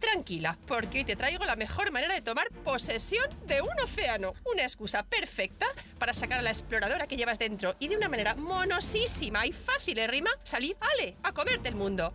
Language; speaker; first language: Spanish; native; Spanish